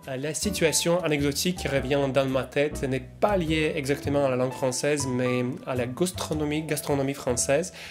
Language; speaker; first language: French; non-native, fluent; Russian